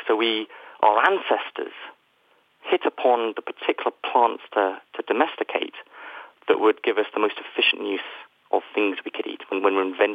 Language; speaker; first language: English; native; English